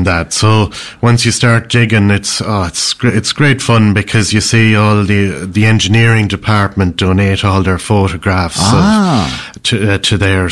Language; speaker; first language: English; native; English